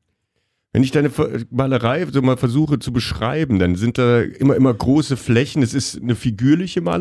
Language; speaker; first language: German; native; German